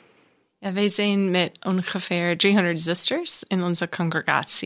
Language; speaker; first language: Dutch; non-native, learner; English